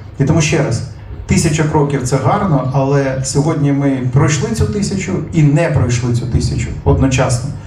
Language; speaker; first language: Ukrainian; native; Ukrainian